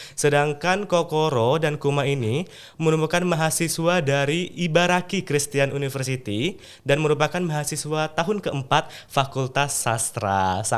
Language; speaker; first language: Indonesian; native; Indonesian